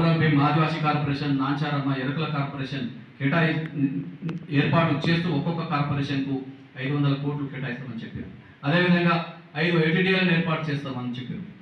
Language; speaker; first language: Telugu; non-native, local second language; Lambadi